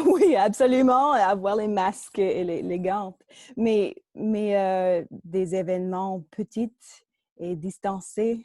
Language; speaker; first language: French; non-native, local second language; English